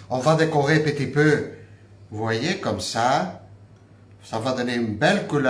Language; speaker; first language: French; non-native, fluent; Spanish